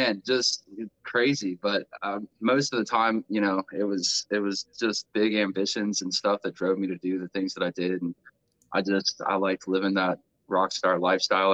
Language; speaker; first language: English; native; English